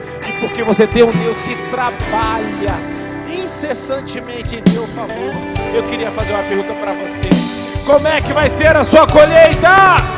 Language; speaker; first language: Portuguese; native; Portuguese